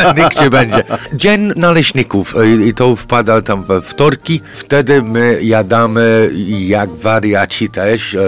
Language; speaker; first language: Polish; non-native, fluent; English